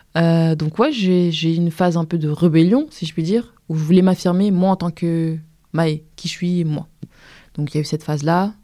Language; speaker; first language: French; native; French